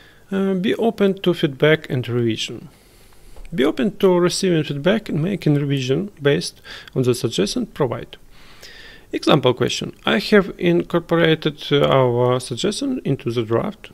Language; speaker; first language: English; non-native, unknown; Ukrainian